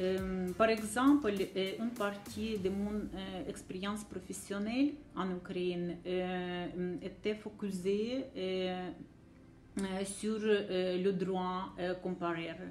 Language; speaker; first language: French; non-native, learner; Ukrainian